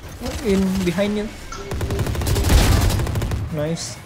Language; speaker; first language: English; non-native, learner; Indonesian